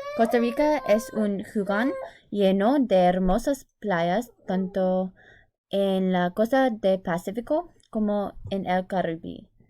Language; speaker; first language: Spanish; non-native, learner; English